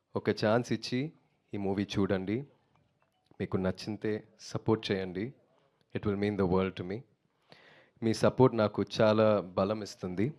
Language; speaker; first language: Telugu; non-native, learner; Tamil